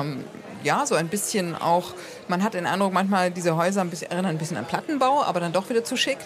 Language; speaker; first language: German; native; German